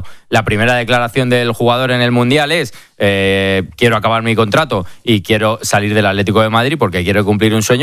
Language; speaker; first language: Spanish; native; Spanish